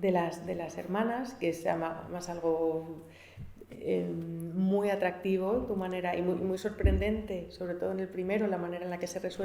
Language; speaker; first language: Spanish; native; Spanish